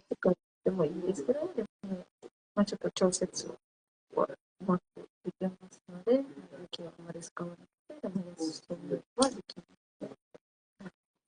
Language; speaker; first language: Japanese; non-native, learner; Indonesian